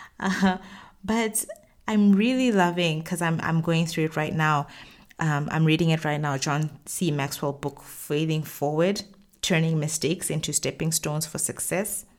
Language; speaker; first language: English; non-native, local second language; Tswana